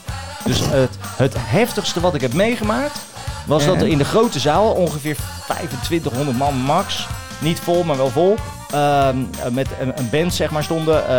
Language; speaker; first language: Dutch; native; Dutch